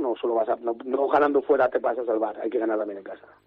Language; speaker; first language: Spanish; native; Spanish